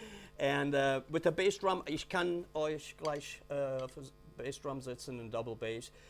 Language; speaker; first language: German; non-native, learner; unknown